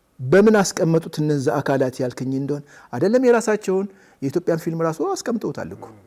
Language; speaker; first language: Amharic; native; Amharic